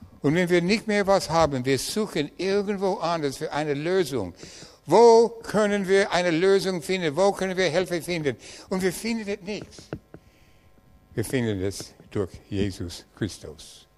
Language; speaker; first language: German; non-native, learner; English